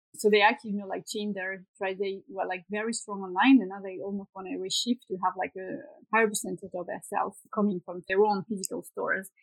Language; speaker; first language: English; non-native, fluent; Swedish